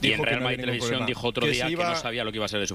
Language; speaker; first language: Spanish; native; Spanish